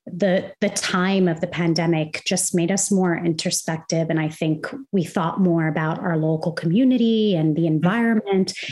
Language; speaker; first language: English; non-native, fluent; Arabic